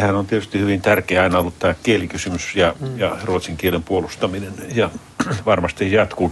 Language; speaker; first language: Finnish; native; Finnish